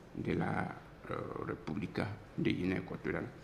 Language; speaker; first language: Spanish; non-native, local second language; Fang